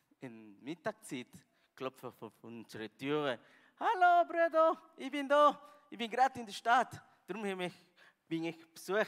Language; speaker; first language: German; non-native, learner; Spanish